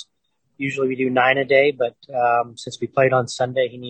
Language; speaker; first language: English; native; English